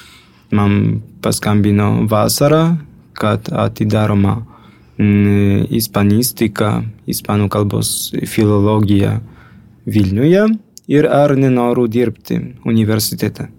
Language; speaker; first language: Lithuanian; early bilingual, heritage; Lithuanian